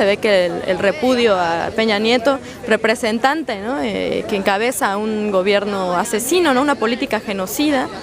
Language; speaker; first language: Spanish; native; Spanish